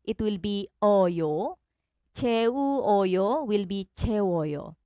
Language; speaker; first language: Korean; non-native, fluent; Filipino